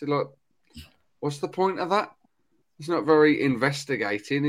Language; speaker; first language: English; native; English